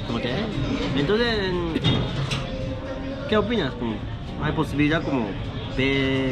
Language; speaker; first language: Spanish; non-native, learner; Japanese